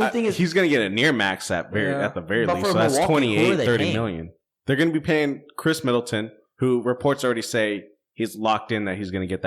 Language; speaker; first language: English; native; English